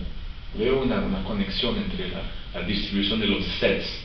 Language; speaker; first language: Spanish; non-native, fluent; French